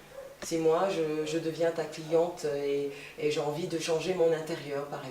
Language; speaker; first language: French; native; French